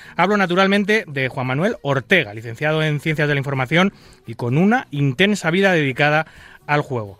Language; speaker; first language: Spanish; native; Spanish